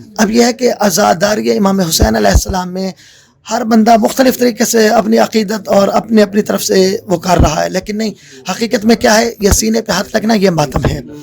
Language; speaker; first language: Urdu; native; Urdu